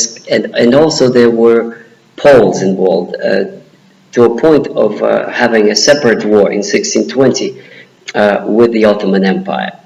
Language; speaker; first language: English; non-native, fluent; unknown